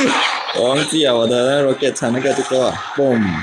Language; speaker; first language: Chinese; native; Chinese